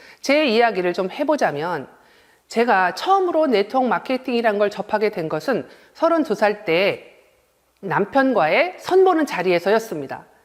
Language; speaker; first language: Korean; native; Korean